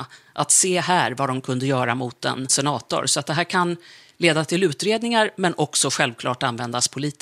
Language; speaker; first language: Swedish; native; Swedish